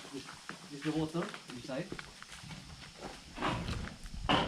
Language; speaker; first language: English; non-native, learner; Indonesian